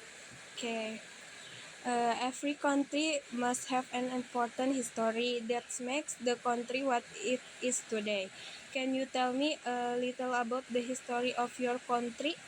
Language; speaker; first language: English; non-native, learner; Indonesian